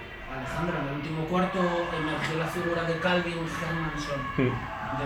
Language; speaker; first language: Spanish; native; Spanish